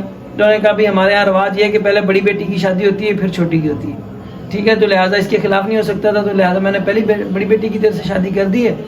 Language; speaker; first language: Urdu; native; Urdu